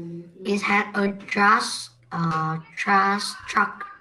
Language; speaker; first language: English; non-native, learner; Vietnamese